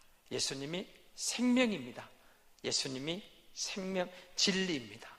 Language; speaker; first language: Korean; native; Korean